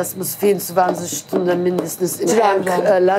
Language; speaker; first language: German; non-native, learner; Turkish